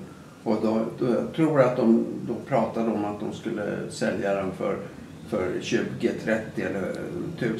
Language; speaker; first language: Swedish; native; Swedish